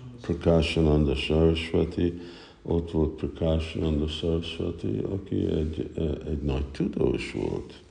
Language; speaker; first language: Hungarian; early bilingual, heritage; Hungarian